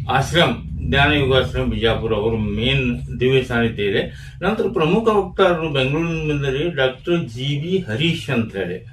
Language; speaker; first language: Kannada; native; Kannada